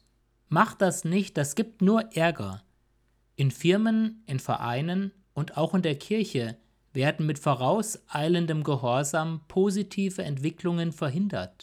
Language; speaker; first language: German; native; German